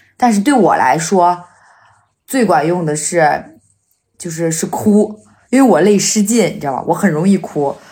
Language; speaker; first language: Chinese; native; Chinese